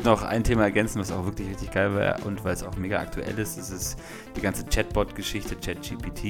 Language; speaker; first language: German; native; German